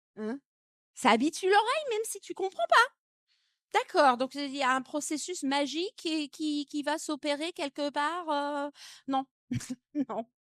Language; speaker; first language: French; non-native, fluent; English